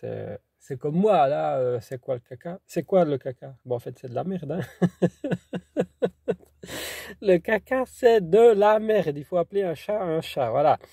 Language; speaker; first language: French; native; French